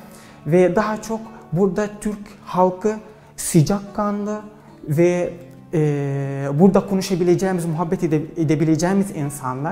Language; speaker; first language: Turkish; non-native, fluent; Arabic